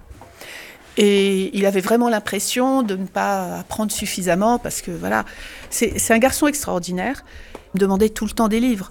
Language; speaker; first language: French; native; French